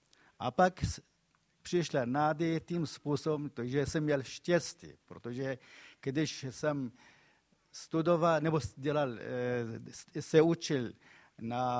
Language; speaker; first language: Czech; non-native, fluent; Kurdish